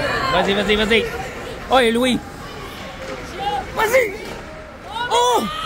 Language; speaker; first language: French; native; French